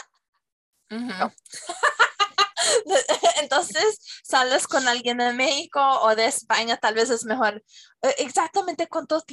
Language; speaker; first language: Spanish; non-native, fluent; English